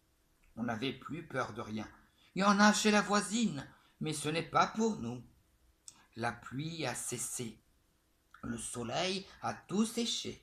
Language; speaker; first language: French; native; French